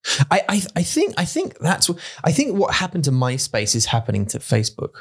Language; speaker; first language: English; native; English